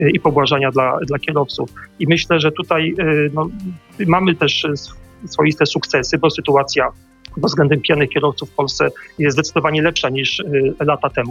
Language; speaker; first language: Polish; native; Polish